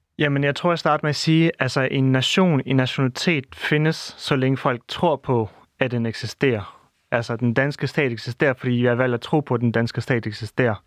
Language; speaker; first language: Danish; non-native, fluent; Russian